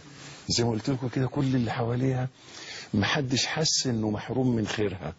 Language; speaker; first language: Arabic; native; Arabic